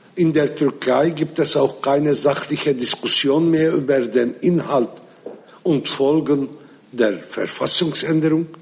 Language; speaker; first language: German; non-native, fluent; Arabic